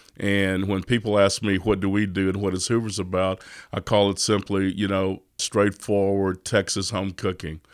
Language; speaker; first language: English; native; English